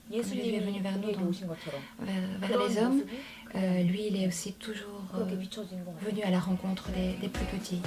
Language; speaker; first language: French; non-native, fluent; Korean